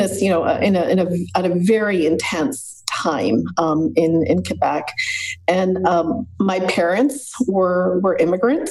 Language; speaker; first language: English; native; English